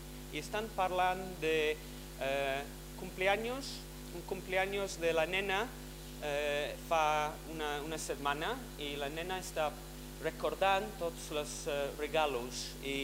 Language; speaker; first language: Catalan; non-native, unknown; English